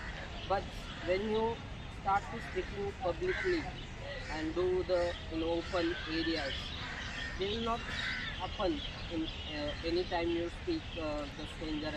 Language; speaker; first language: English; non-native, learner; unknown